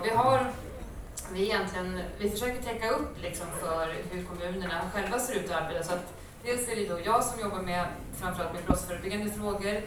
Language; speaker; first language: Swedish; native; Swedish